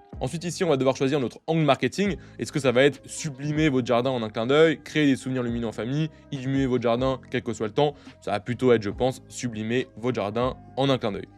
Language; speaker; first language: French; native; French